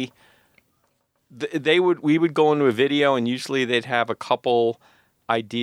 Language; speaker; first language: English; native; English